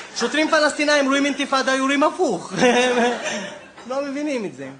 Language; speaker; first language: Hebrew; non-native, local second language; Arabic